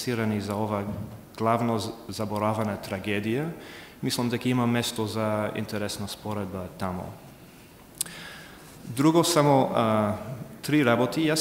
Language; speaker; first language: Macedonian; non-native, fluent; English